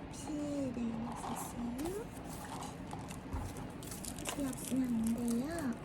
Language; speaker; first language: Korean; non-native, fluent; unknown